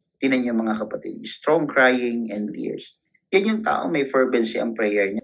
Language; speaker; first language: Filipino; non-native, local second language; Cebuano